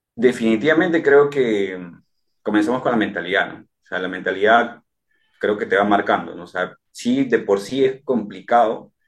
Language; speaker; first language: Spanish; native; Spanish